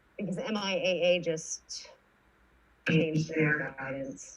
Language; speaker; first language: English; native; English